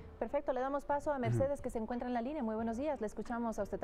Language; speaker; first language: Spanish; native; Spanish